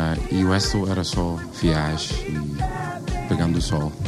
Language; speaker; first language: Portuguese; non-native, learner; Dutch